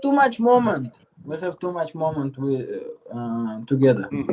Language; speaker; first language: English; non-native, learner; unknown